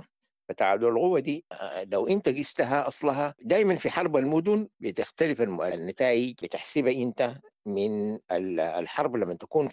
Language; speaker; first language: Arabic; native; Arabic